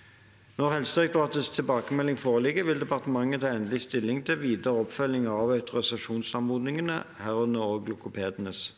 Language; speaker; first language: Norwegian; native; Norwegian